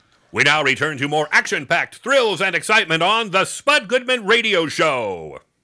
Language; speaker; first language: English; native; English